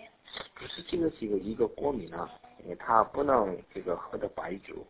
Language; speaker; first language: Chinese; non-native, learner; Korean